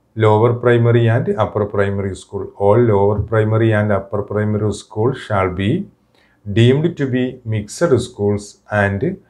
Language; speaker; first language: English; non-native, local second language; Malayalam